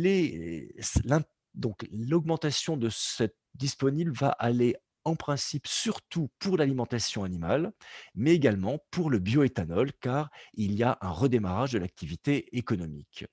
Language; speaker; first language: French; native; French